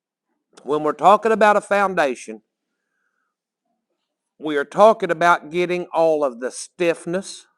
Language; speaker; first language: English; native; English